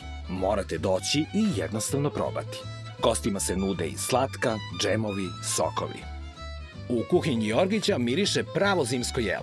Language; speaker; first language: Serbian; native; Serbian